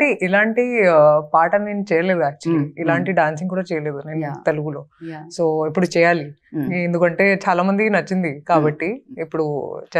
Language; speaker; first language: Telugu; non-native, fluent; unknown